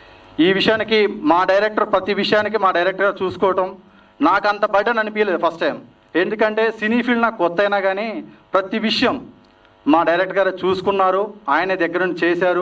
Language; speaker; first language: Telugu; native; Telugu